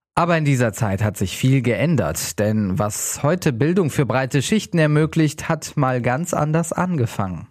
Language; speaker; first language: German; native; German